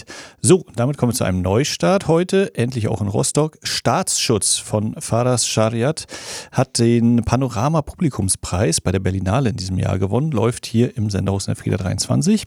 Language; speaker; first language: German; native; German